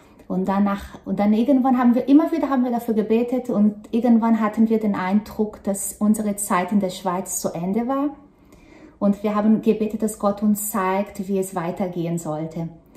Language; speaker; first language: German; non-native, fluent; Portuguese